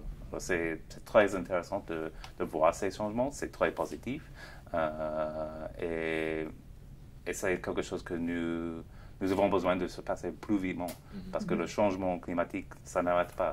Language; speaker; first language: French; non-native, fluent; English